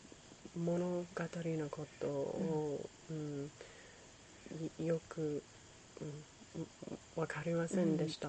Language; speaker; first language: Japanese; non-native, learner; English